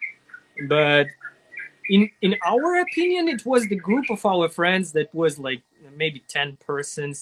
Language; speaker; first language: English; non-native, learner; Russian